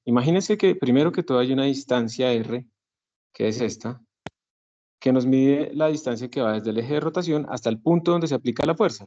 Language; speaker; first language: Spanish; native; Spanish